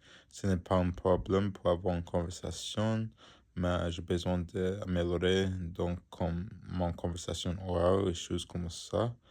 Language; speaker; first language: French; non-native, learner; English